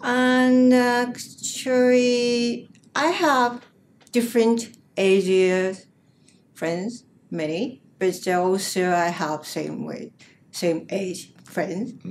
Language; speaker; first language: English; non-native, learner; Japanese